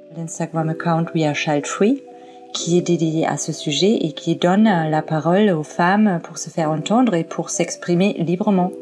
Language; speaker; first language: French; non-native, fluent; German